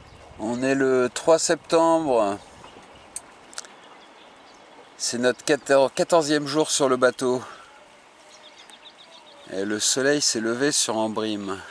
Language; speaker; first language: French; native; French